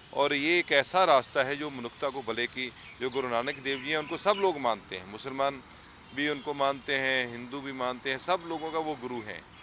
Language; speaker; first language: Hindi; non-native, local second language; Punjabi